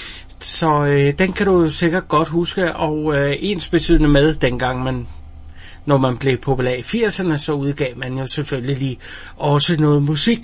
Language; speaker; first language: Danish; native; Danish